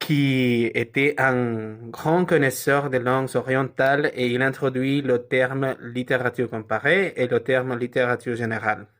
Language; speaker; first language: French; non-native, learner; Spanish